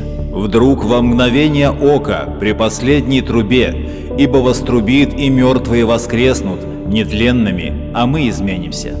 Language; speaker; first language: Russian; native; Russian